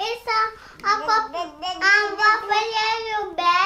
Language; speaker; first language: Romanian; early bilingual, heritage; Romanian